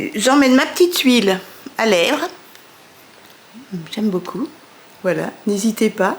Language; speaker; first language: French; native; French